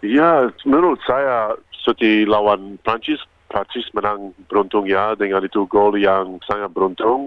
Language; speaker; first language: Indonesian; non-native, fluent; Croatian